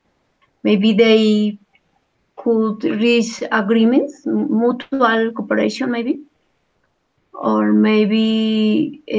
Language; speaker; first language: English; non-native, learner; Spanish